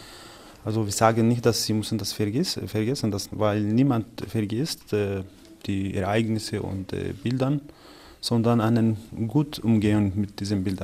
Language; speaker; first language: German; non-native, fluent; Arabic